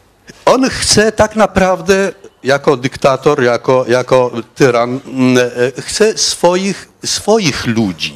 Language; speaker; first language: Polish; non-native, fluent; Arabic